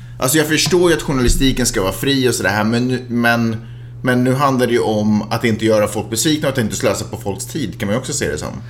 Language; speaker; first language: Swedish; native; Swedish